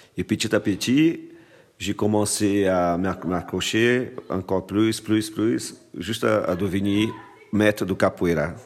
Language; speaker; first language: French; non-native, fluent; Portuguese